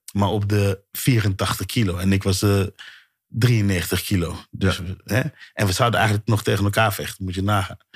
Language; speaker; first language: Dutch; early bilingual, other home language; Sranan Tongo